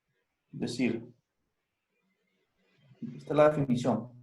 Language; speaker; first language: Spanish; native; Spanish